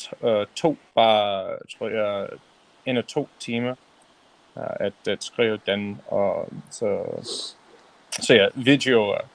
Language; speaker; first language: Danish; non-native, learner; English